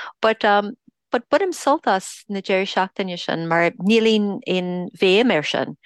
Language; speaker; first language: Irish; non-native, fluent; English